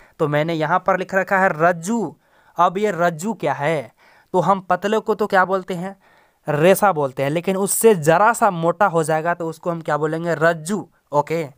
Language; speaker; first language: Hindi; native; Hindi